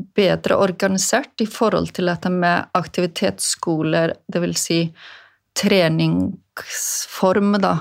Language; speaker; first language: Norwegian; non-native, fluent; Icelandic